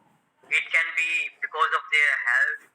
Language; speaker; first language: English; non-native, local second language; Hindi